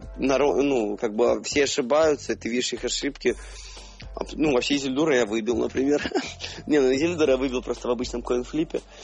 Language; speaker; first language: Russian; native; Russian